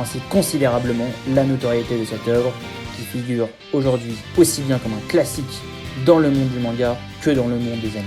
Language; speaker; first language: French; native; French